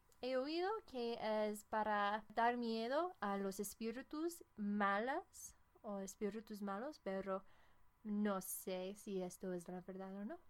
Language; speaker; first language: Spanish; non-native, fluent; English